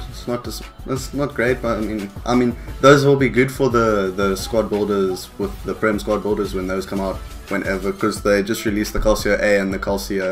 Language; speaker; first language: English; native; English